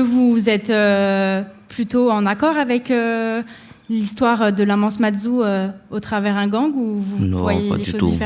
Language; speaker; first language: French; native; French